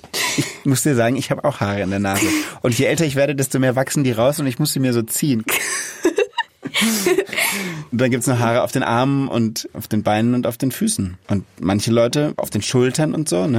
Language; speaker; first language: German; native; German